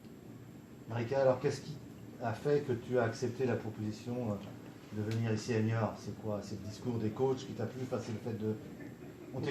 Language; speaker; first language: French; native; French